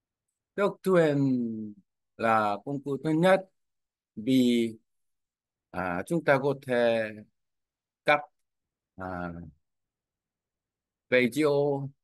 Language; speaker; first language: Vietnamese; non-native, learner; Korean